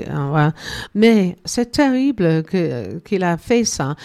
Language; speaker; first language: French; non-native, learner; English